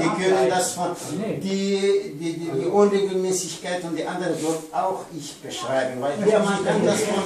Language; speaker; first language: German; non-native, fluent; Pashto